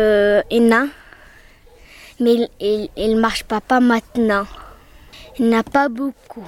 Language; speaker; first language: French; early bilingual, heritage; French